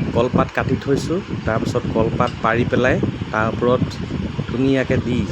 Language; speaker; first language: Assamese; native; Assamese